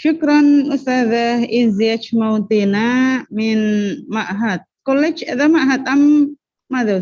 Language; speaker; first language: Arabic; non-native, learner; Indonesian